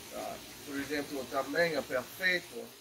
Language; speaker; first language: Portuguese; non-native, learner; English